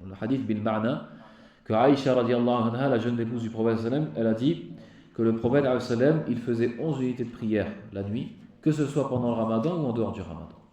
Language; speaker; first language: French; native; French